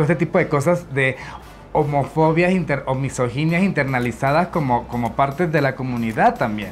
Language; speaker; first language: Spanish; native; Spanish